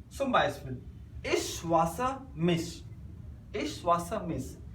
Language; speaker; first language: German; non-native, learner; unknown